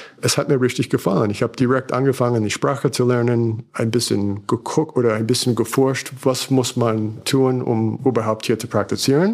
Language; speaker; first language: German; non-native, fluent; English